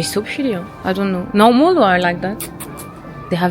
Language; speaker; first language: English; non-native, learner; French